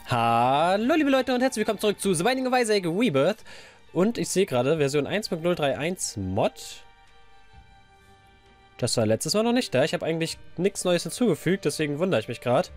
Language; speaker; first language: German; native; German